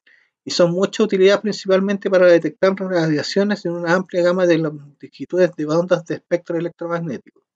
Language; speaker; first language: Spanish; native; Spanish